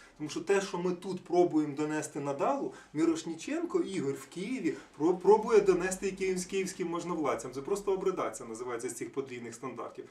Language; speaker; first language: Ukrainian; native; Ukrainian